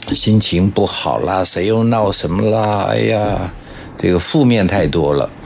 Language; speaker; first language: Chinese; native; Chinese